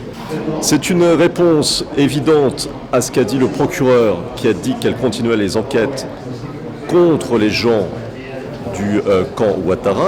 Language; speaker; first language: French; native; French